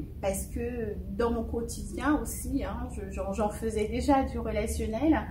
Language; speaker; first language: French; early bilingual, other home language; Fon